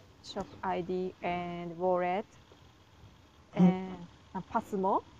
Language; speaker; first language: English; non-native, learner; Japanese